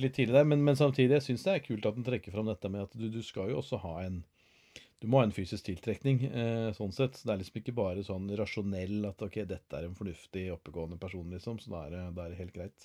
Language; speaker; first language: Norwegian; native; Norwegian